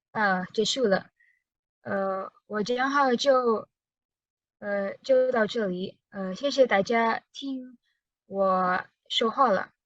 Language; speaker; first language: Chinese; non-native, learner; Indonesian